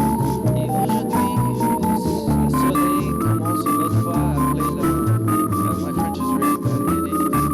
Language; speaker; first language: French; non-native, learner; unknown